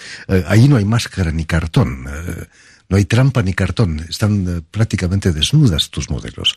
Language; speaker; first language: Spanish; native; Spanish